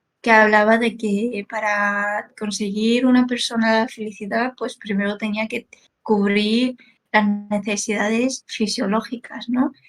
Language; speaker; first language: Spanish; early bilingual, other home language; Chinese